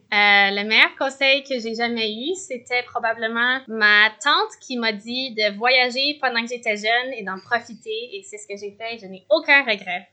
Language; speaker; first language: French; native; French